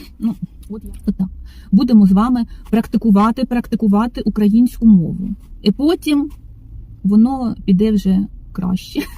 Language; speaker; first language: Ukrainian; non-native, local second language; Russian